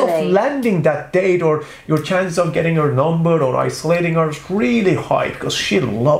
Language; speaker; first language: English; non-native, fluent; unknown